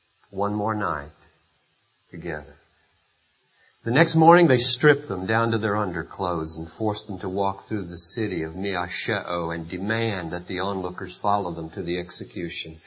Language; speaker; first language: English; native; English